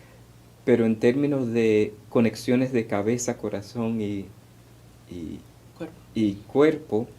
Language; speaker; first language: Spanish; early bilingual, heritage; Spanish